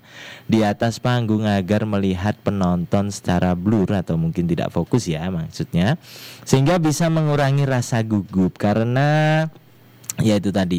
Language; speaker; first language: Indonesian; native; Indonesian